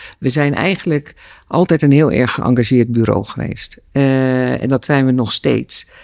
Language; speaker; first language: Dutch; native; Dutch